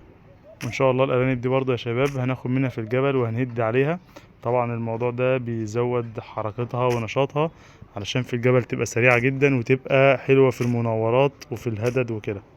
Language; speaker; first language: Arabic; native; Arabic